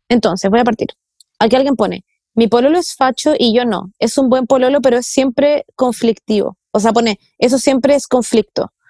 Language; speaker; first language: Spanish; native; Spanish